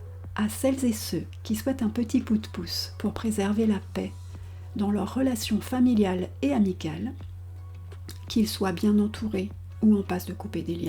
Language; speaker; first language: French; native; French